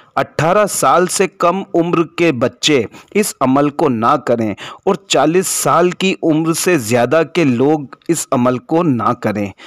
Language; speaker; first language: Hindi; native; Hindi